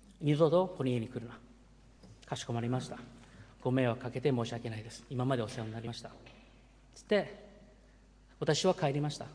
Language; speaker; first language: Japanese; early bilingual, heritage; Japanese